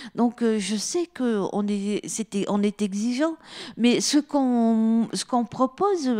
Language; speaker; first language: French; native; French